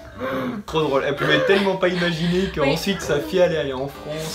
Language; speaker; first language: French; native; French